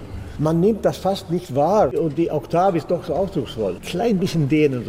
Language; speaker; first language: German; non-native, fluent; Swedish